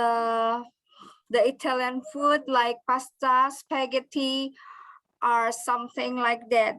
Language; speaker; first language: English; non-native, learner; Indonesian